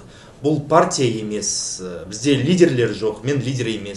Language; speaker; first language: Kazakh; non-native, fluent; Russian